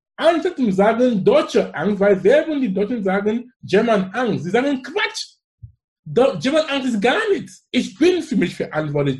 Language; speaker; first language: German; non-native, fluent; English